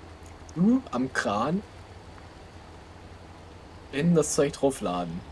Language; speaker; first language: German; native; German